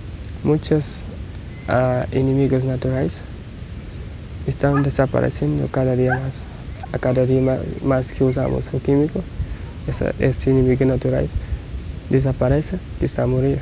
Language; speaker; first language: Spanish; non-native, learner; Portuguese